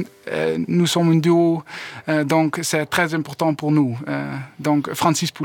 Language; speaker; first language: French; non-native, learner; Dutch